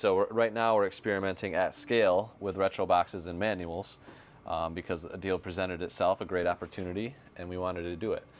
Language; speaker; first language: English; native; English